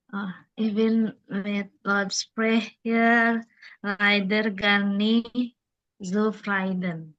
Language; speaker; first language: German; non-native, learner; Indonesian